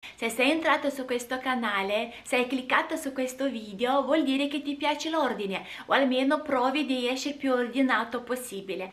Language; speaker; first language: Italian; non-native, fluent; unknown